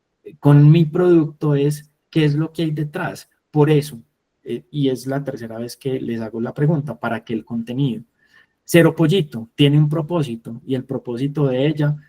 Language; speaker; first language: Spanish; native; Spanish